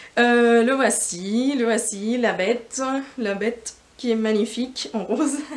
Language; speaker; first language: French; non-native, fluent; Spanish